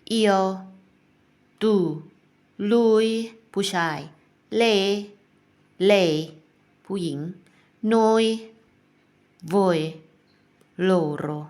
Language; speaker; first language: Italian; non-native, learner; Thai